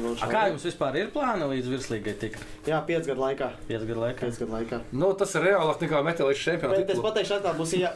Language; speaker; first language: Latvian; non-native, local second language; Russian